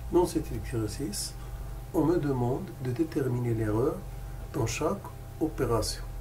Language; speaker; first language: French; non-native, local second language; Arabic